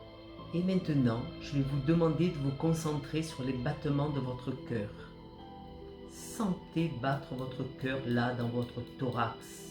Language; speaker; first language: French; native; French